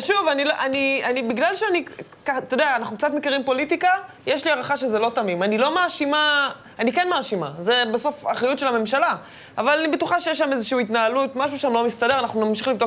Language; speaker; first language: Hebrew; native; Hebrew